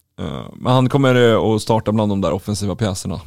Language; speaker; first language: Swedish; native; Swedish